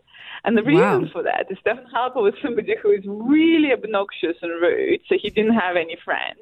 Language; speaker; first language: English; non-native, fluent; Russian